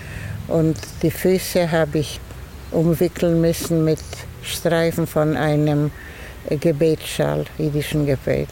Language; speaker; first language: German; non-native, fluent; Polish